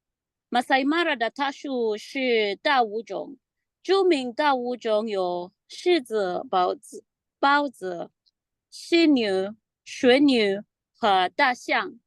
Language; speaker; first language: Chinese; non-native, learner; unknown